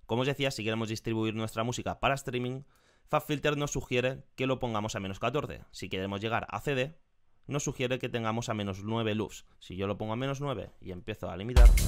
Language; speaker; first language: Spanish; native; Spanish